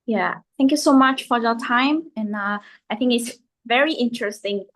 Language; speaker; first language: English; non-native, fluent; Vietnamese